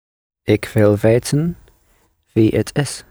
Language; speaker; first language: Dutch; non-native, learner; English